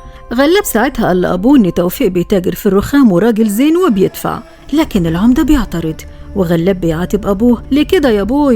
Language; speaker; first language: Arabic; native; Arabic